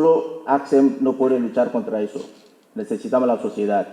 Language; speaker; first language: Spanish; non-native, fluent; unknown